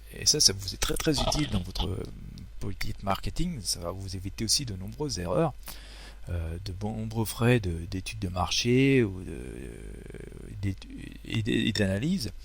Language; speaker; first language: French; native; French